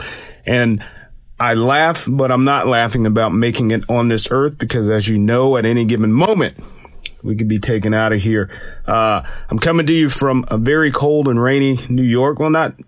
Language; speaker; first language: English; native; English